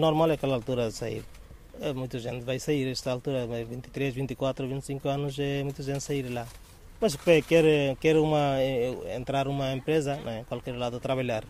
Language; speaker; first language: Portuguese; non-native, learner; Bangla